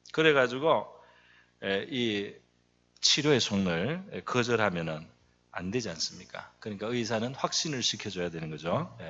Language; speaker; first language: Korean; native; Korean